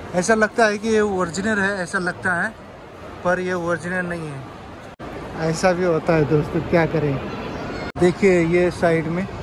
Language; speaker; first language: Hindi; native; Hindi